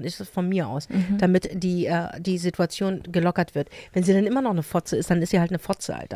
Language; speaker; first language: German; native; German